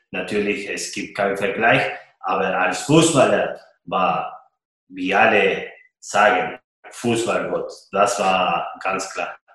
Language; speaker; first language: German; non-native, fluent; Spanish